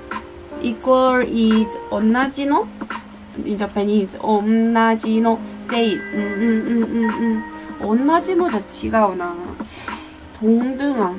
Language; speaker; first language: Japanese; non-native, learner; Korean